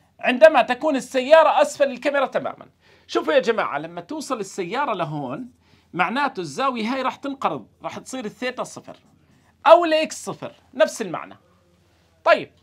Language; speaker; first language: Arabic; native; Arabic